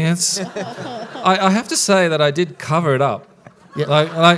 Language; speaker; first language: English; early bilingual, other home language; Icelandic